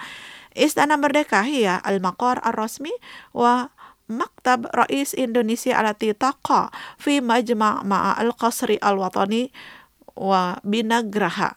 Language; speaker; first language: Arabic; non-native, fluent; Indonesian